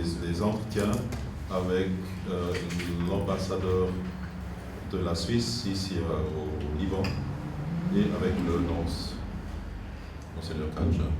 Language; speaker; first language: French; non-native, fluent; German